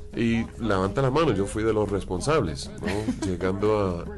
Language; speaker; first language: Spanish; non-native, fluent; English